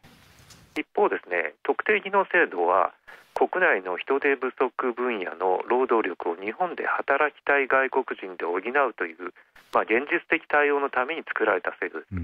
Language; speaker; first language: Japanese; native; Japanese